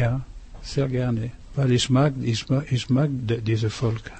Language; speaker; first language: German; non-native, learner; French